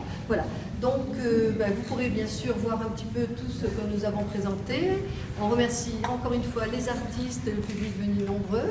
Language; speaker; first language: French; native; French